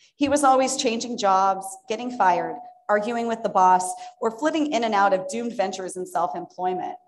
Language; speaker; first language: English; native; English